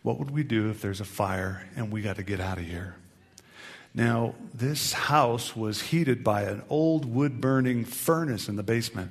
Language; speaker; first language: English; native; English